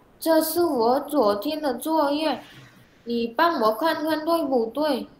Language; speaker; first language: Chinese; non-native, learner; Indonesian